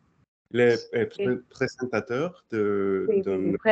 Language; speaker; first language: French; non-native, learner; English